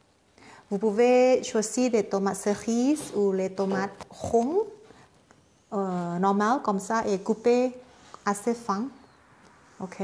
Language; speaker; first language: French; non-native, learner; Thai